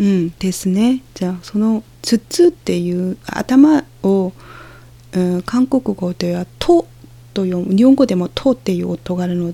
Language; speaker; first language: Japanese; non-native, fluent; Korean